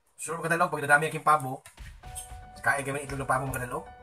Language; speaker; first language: Filipino; non-native, local second language; Cebuano